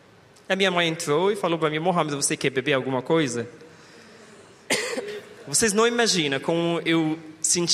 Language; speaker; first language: Portuguese; non-native, learner; Arabic